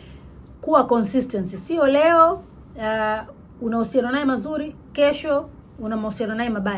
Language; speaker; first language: Swahili; native; Swahili